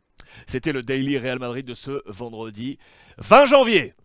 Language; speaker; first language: French; native; French